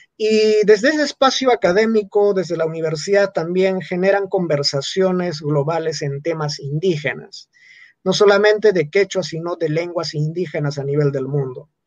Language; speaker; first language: Spanish; non-native, local second language; Quechua